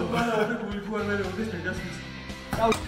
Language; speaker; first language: Georgian; native; Georgian